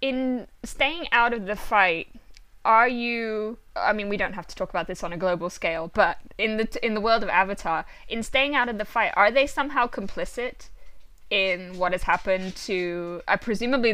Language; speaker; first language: English; native; English